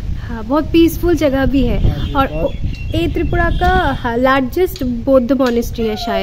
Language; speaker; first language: Hindi; non-native, local second language; Bangla